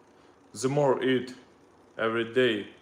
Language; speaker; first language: English; non-native, learner; Russian